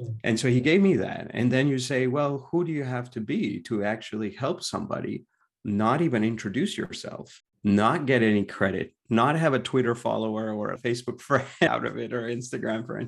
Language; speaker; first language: English; non-native, local second language; Gujarati